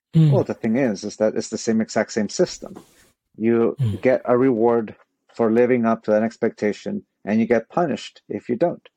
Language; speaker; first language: English; native; English